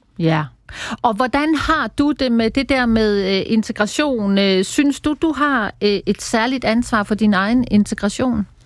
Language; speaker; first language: Danish; native; Danish